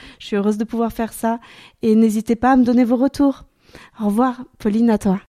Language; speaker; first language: French; native; French